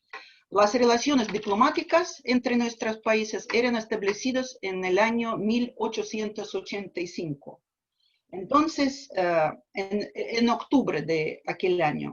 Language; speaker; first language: Spanish; non-native, fluent; Russian